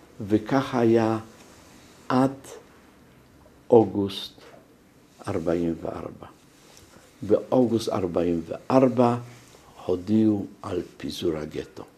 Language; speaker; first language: Hebrew; non-native, fluent; Polish